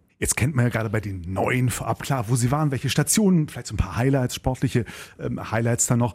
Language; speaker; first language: German; native; German